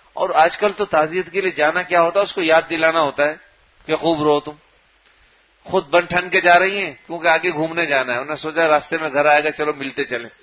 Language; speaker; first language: Urdu; native; Urdu